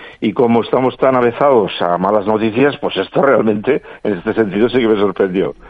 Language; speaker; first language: Spanish; non-native, local second language; Catalan